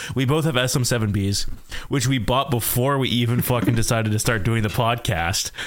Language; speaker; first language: English; native; English